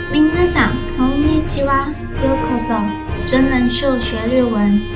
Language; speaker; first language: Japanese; non-native, learner; Chinese